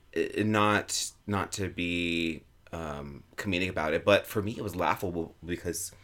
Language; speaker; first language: English; native; English